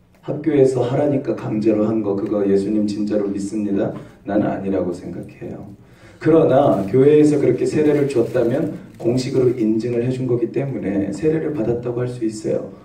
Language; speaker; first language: Korean; native; Korean